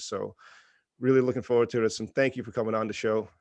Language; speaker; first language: English; native; English